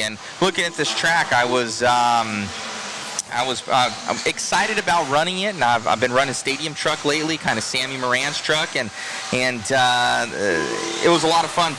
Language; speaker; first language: English; native; English